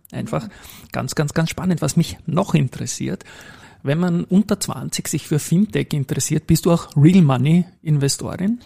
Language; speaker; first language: German; native; German